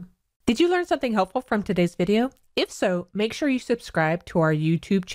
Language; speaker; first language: English; native; English